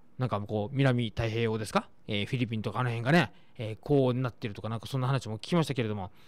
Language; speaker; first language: Japanese; native; Japanese